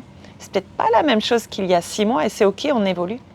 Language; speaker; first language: French; native; French